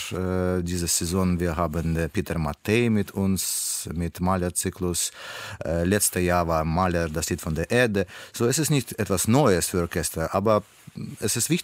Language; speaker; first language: German; non-native, learner; Russian